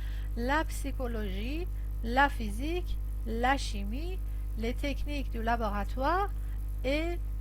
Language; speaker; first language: French; non-native, fluent; Persian